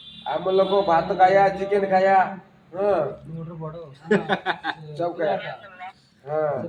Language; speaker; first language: Hindi; non-native, local second language; Odia